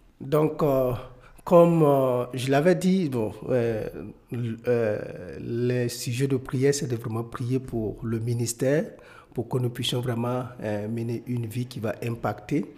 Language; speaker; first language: French; non-native, local second language; Mossi